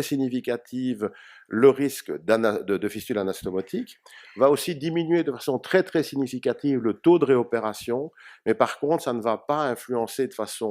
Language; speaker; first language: French; native; French